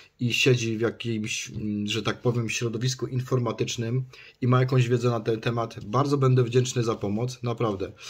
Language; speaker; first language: Polish; native; Polish